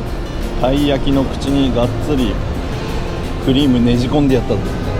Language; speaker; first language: Japanese; native; Japanese